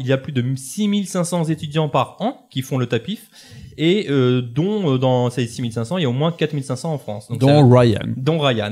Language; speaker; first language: French; native; French